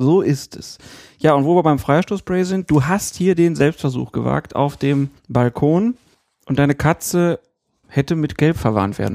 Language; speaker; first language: German; native; German